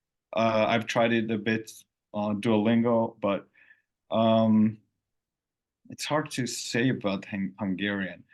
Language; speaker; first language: English; non-native, fluent; Finnish